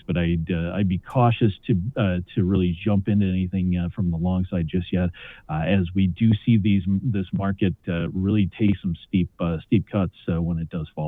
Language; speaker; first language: English; native; English